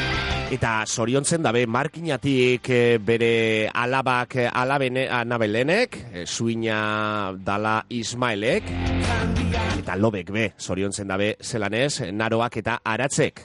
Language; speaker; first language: Basque; native; Basque